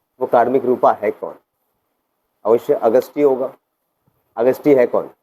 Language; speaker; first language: Hindi; non-native, local second language; Malayalam